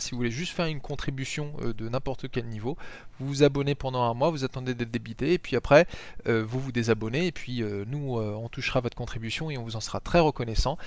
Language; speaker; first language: French; native; French